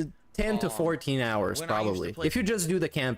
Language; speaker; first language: English; native; English